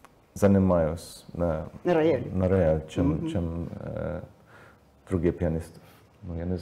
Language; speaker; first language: Russian; non-native, learner; English